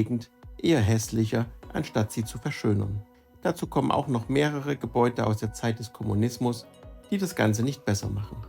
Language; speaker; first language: German; native; German